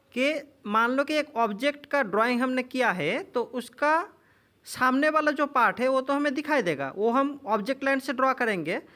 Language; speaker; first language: Hindi; non-native, local second language; Bangla